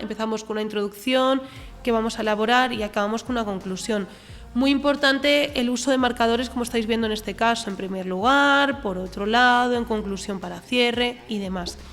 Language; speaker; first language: Spanish; native; Spanish